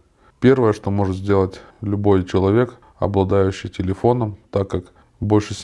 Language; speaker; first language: Russian; native; Russian